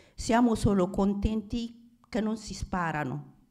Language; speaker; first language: Italian; non-native, fluent; Amharic